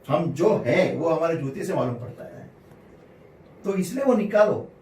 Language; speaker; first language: Hindi; non-native, local second language; Marathi